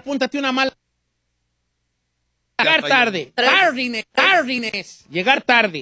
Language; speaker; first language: Spanish; native; Spanish